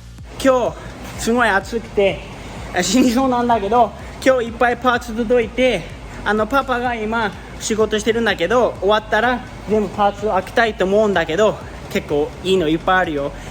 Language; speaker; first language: Japanese; early bilingual, heritage; Japanese